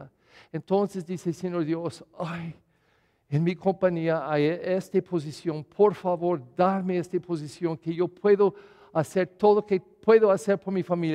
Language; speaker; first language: Spanish; non-native, learner; English